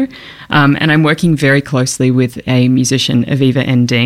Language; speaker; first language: English; native; English